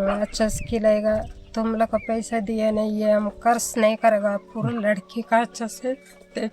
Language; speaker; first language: Hindi; non-native, local second language; Tibetan